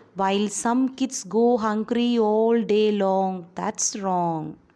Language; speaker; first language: English; non-native, local second language; Malayalam